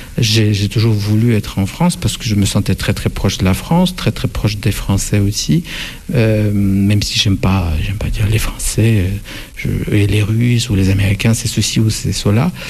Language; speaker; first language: French; non-native, fluent; Russian